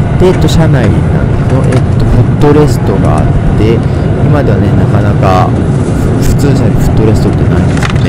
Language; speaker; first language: Japanese; native; Japanese